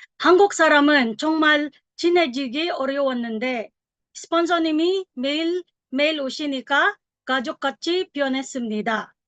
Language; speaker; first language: Korean; non-native, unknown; Filipino